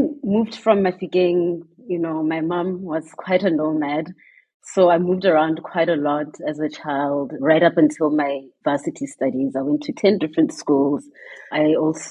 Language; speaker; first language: English; non-native, local second language; Tswana